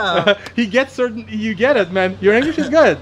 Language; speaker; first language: English; native; English